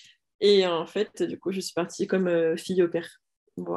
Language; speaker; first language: French; native; French